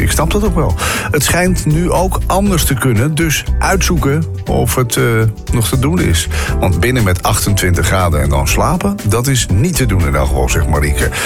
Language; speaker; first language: Dutch; native; Dutch